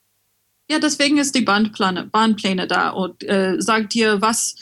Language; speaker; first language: German; non-native, learner; French